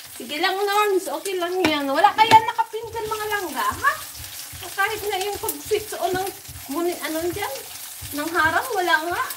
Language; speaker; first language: Filipino; non-native, local second language; Hiligaynon